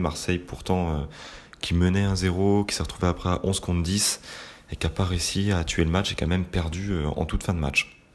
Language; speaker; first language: French; native; French